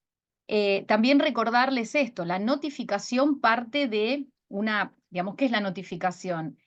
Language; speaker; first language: Spanish; native; Spanish